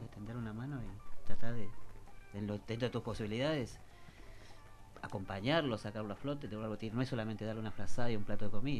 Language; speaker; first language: Spanish; native; Spanish